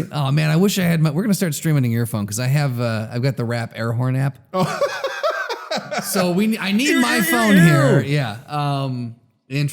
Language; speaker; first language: English; native; English